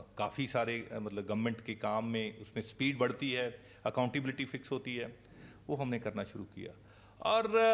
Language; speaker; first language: Hindi; non-native, local second language; Punjabi